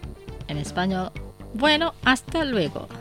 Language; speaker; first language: Spanish; non-native, fluent; Indonesian